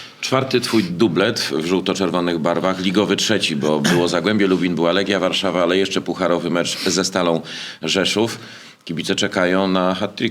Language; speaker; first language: Polish; native; Polish